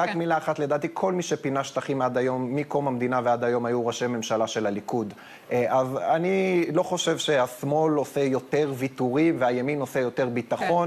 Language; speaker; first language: Hebrew; native; Hebrew